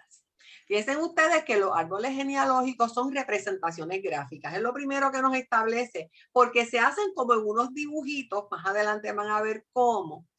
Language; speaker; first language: Spanish; native; Spanish